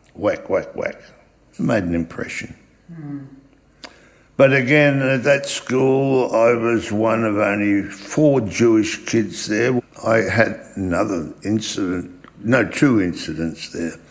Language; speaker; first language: English; early bilingual, other home language; German